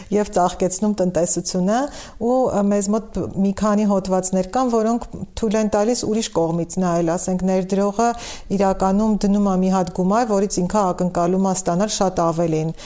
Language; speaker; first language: Armenian; native; Armenian